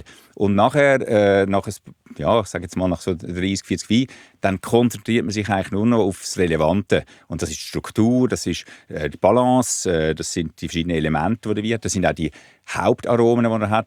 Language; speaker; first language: German; native; German